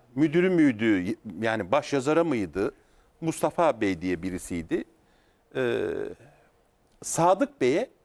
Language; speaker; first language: Turkish; native; Turkish